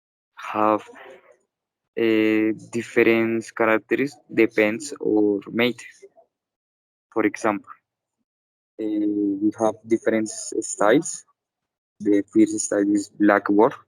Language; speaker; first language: English; non-native, learner; Spanish